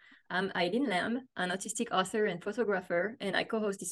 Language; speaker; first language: English; non-native, fluent; French